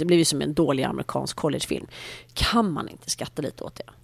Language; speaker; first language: Swedish; native; Swedish